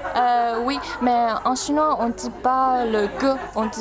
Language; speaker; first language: French; non-native, fluent; Chinese